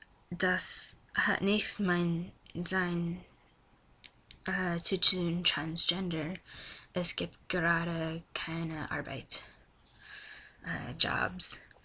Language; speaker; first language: German; non-native, learner; English